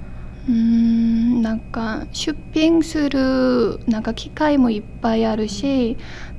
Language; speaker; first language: Japanese; non-native, fluent; Korean